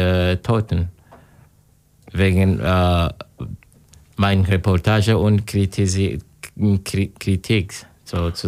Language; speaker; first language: German; non-native, learner; Kinyarwanda